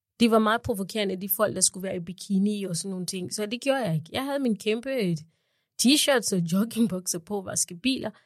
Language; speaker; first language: Danish; non-native, fluent; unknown